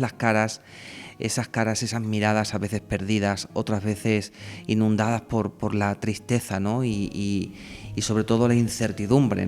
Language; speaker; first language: Spanish; native; Spanish